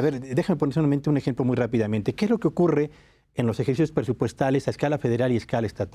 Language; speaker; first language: Spanish; native; Spanish